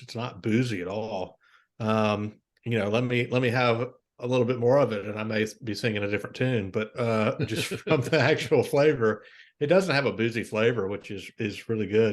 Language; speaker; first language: English; native; English